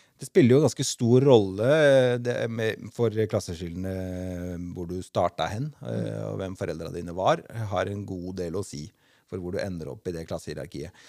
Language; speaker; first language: Norwegian; native; Norwegian